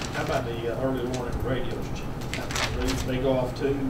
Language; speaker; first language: English; native; English